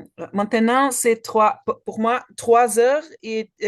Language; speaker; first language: French; non-native, learner; Portuguese